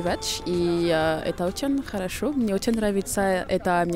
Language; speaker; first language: Russian; non-native, learner; French